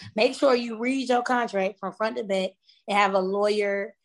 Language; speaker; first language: English; native; English